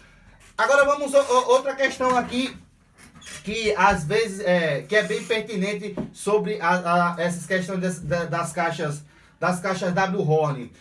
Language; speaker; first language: Portuguese; native; Portuguese